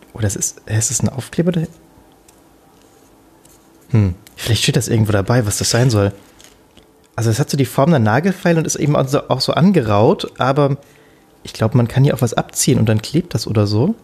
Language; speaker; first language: German; native; German